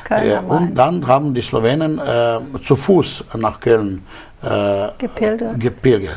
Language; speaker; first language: German; non-native, learner; Slovenian